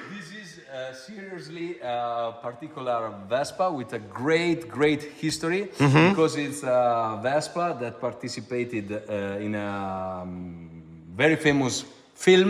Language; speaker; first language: English; non-native, fluent; Italian